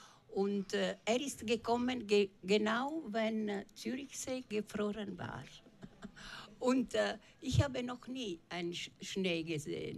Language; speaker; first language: German; non-native, learner; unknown